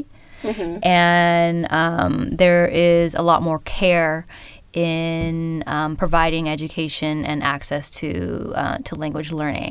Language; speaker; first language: English; early bilingual, other home language; Khmer